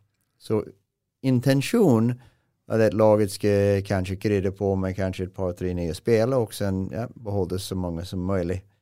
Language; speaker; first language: Swedish; non-native, fluent; English